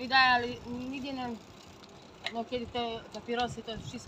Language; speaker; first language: Polish; non-native, learner; Croatian